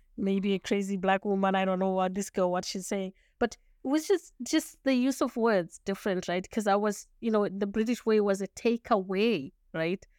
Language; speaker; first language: English; non-native, local second language; Shona